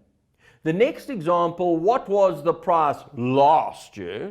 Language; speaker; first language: English; native; English